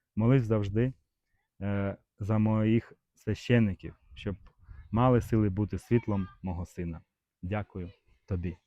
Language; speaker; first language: Ukrainian; native; Ukrainian